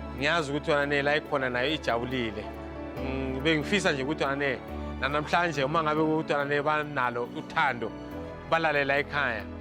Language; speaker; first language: Zulu; early bilingual, other home language; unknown